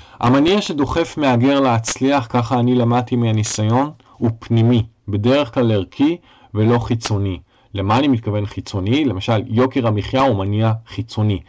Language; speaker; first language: Hebrew; native; Hebrew